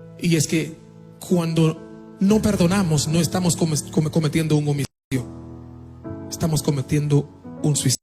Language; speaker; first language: Spanish; non-native, fluent; Haitian Creole